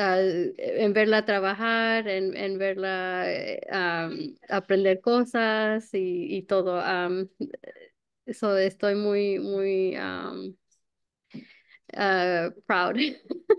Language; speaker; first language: Spanish; early bilingual, heritage; Spanish